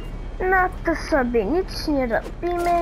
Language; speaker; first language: Polish; early bilingual, heritage; Polish